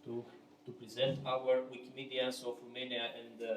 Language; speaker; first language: English; non-native, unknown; Romanian